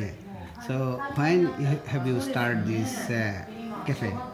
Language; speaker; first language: English; non-native, learner; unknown